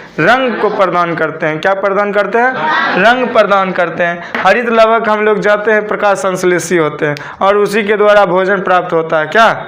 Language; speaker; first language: Hindi; native; Hindi